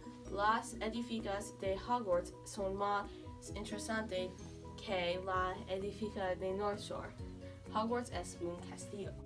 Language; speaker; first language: Spanish; non-native, learner; English